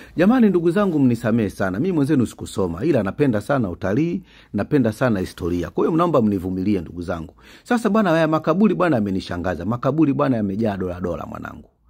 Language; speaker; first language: Swahili; native; Swahili